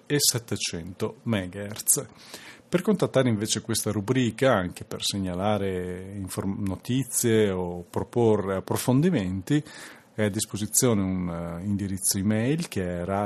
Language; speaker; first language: Italian; native; Italian